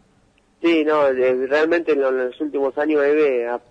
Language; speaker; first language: Spanish; native; Spanish